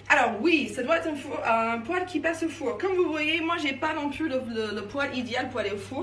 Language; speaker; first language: French; non-native, fluent; English